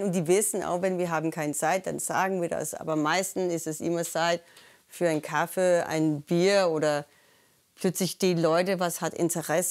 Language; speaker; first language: German; non-native, fluent; Danish